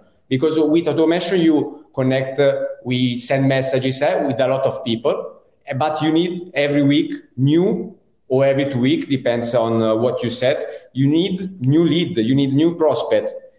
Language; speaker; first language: English; non-native, fluent; Italian